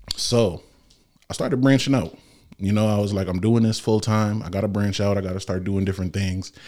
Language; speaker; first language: English; native; English